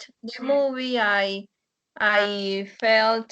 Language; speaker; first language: English; non-native, learner; Spanish